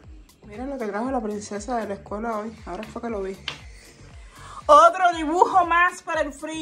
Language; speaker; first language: Spanish; native; Spanish